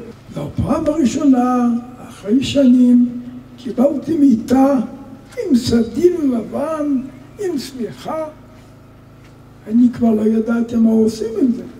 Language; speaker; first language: Hebrew; non-native, fluent; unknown